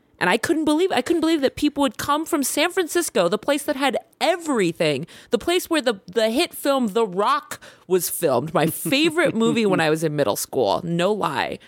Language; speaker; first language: English; native; English